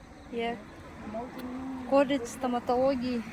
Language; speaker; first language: Russian; non-native, local second language; Tuvinian